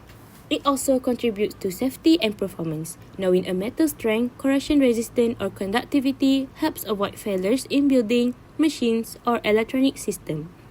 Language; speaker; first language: English; non-native, local second language; Malay